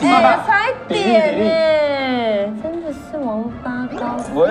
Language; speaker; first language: Chinese; native; Chinese